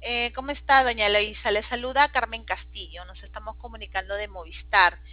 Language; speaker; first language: Spanish; native; Spanish